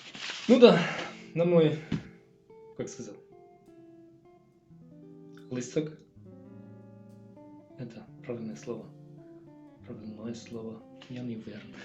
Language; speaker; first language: Russian; non-native, learner; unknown